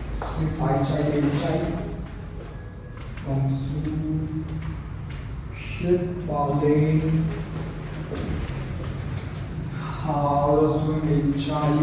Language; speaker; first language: Vietnamese; non-native, learner; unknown